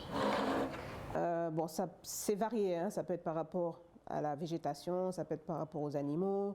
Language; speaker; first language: French; non-native, local second language; Wolof